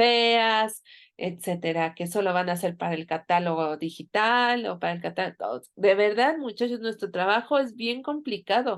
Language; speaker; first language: Spanish; native; Spanish